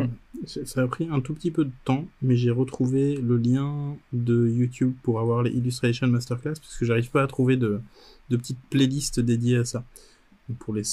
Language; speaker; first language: French; native; French